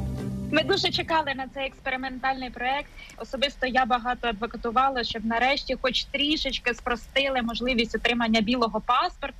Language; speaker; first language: Ukrainian; native; Ukrainian